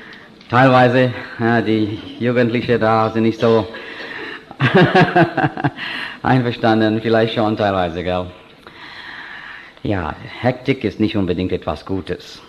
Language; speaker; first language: German; non-native, fluent; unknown